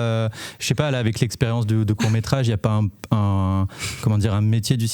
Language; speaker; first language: French; native; French